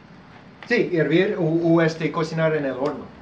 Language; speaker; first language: Spanish; non-native, learner; English